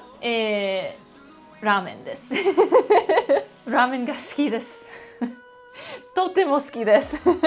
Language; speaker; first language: Japanese; non-native, learner; English